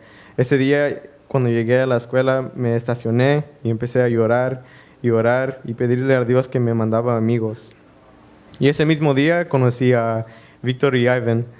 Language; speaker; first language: Spanish; early bilingual, heritage; Spanish